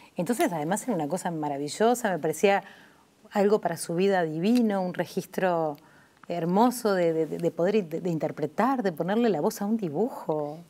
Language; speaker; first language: Spanish; native; Spanish